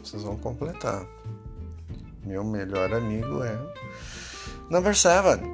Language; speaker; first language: Portuguese; native; Portuguese